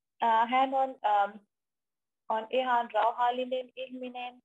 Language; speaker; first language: Finnish; non-native, learner; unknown